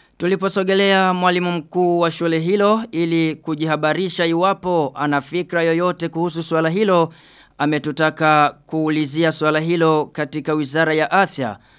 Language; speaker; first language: Swahili; non-native, local second language; Rundi